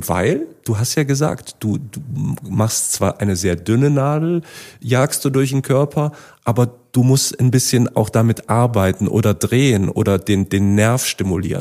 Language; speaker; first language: German; native; German